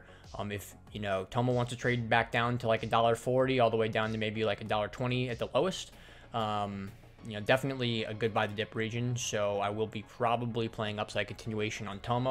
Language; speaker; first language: English; native; English